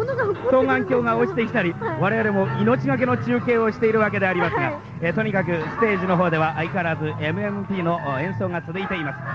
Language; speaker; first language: Japanese; native; Japanese